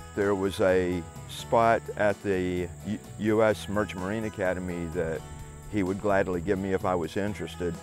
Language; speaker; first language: English; native; English